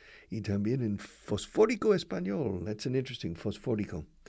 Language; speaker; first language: Spanish; non-native, fluent; English